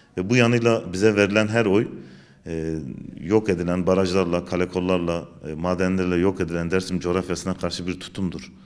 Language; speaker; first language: Turkish; non-native, local second language; Zaza